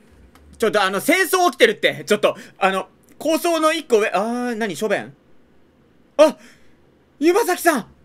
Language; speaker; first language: Japanese; native; Japanese